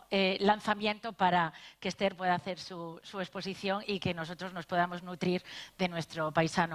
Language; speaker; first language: Spanish; native; Spanish